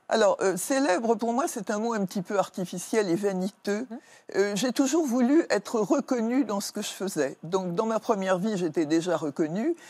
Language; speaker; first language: French; native; French